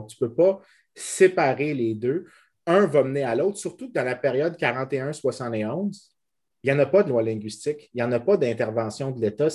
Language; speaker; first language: French; native; French